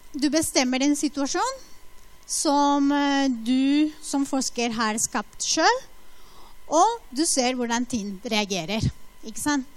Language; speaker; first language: Norwegian; non-native, fluent; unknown